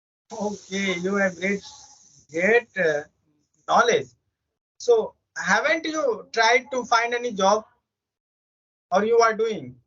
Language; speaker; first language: English; non-native, local second language; Hindi